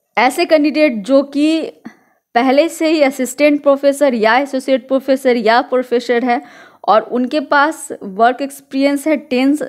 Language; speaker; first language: Hindi; native; Hindi